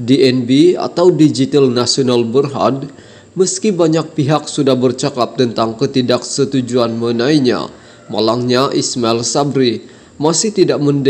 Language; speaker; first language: Malay; native; Malay